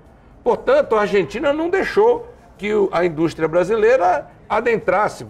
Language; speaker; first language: Portuguese; native; Portuguese